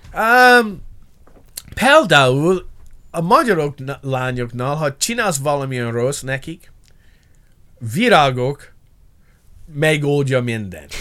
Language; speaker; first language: Hungarian; non-native, learner; English